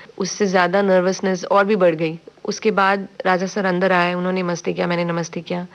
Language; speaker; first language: Hindi; non-native, local second language; Tamil